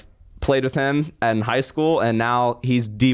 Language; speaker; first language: English; native; English